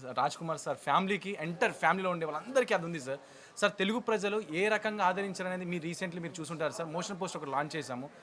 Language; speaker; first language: Telugu; native; Telugu